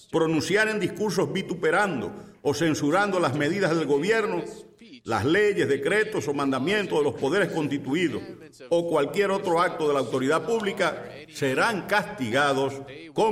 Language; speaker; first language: Spanish; native; Spanish